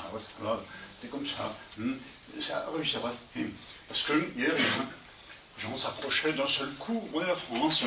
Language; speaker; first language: French; native; French